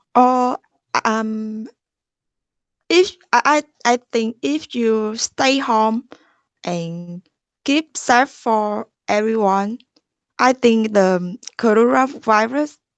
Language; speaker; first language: English; non-native, learner; Vietnamese